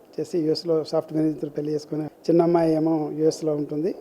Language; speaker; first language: Telugu; native; Telugu